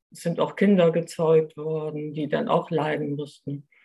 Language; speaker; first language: German; native; German